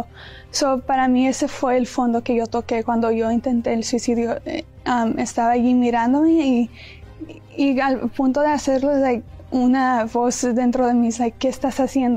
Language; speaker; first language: Spanish; early bilingual, heritage; Spanish